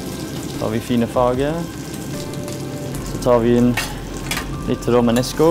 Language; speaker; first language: Norwegian; non-native, fluent; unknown